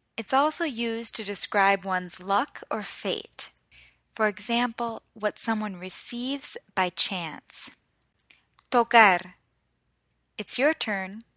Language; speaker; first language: English; native; English